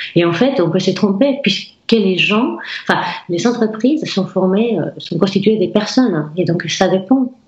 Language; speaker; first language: French; non-native, fluent; Spanish